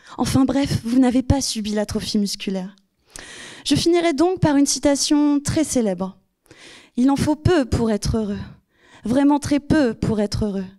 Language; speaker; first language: French; native; French